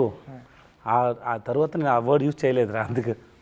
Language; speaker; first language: Telugu; non-native, learner; Tamil